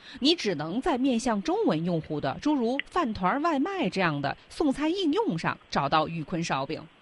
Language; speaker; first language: Chinese; native; Chinese